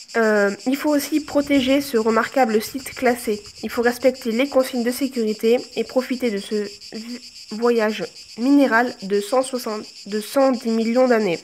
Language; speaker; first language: French; native; French